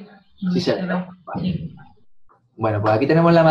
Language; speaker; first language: Spanish; native; Spanish